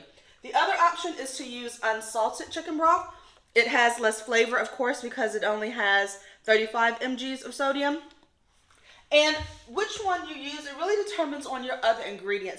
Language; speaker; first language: English; native; English